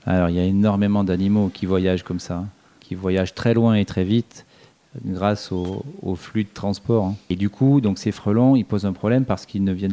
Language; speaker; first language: French; native; French